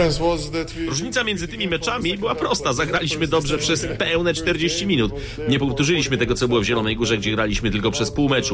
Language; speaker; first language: Polish; native; Polish